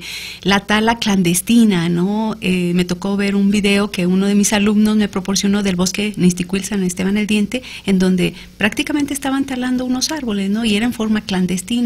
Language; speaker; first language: Spanish; native; Spanish